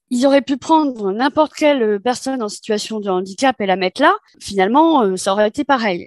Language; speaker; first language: French; native; French